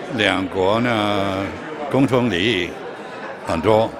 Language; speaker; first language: Chinese; non-native, fluent; English